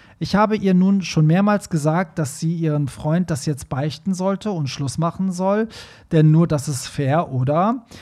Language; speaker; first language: German; early bilingual, other home language; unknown